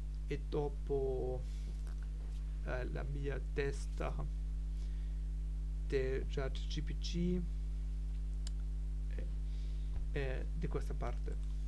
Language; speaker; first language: Italian; non-native, learner; German